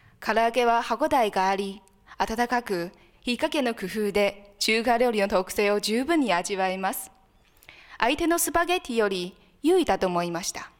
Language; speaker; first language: Japanese; non-native, fluent; Chinese